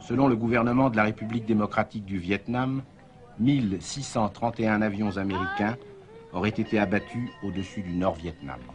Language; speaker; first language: French; native; French